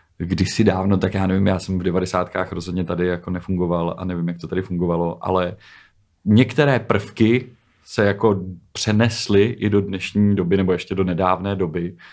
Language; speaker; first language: Czech; native; Czech